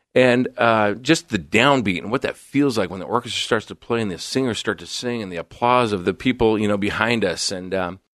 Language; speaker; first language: English; native; English